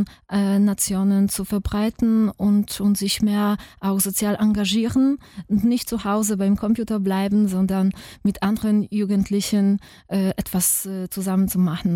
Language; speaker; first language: German; non-native, fluent; Polish